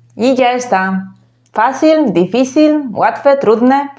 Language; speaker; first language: Spanish; non-native, fluent; Polish